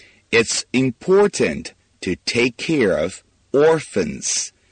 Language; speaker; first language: English; non-native, fluent; Chinese